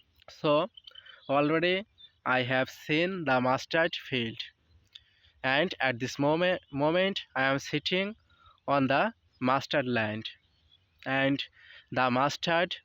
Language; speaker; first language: English; non-native, learner; Bangla